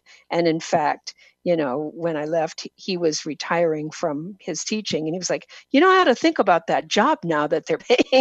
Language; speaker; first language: English; native; English